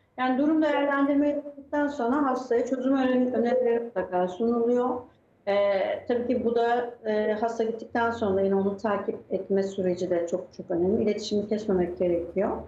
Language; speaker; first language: Turkish; native; Turkish